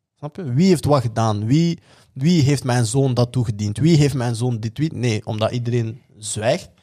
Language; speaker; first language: Dutch; native; Dutch